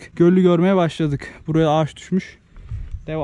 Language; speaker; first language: Turkish; native; Turkish